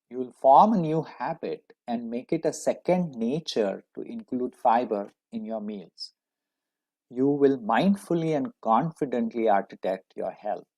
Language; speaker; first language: English; non-native, local second language; Marathi